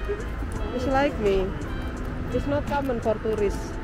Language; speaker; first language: English; non-native, learner; Indonesian